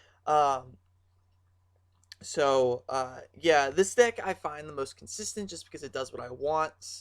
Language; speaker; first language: English; native; English